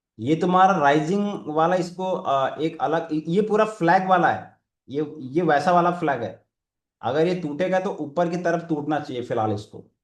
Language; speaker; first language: Hindi; native; Hindi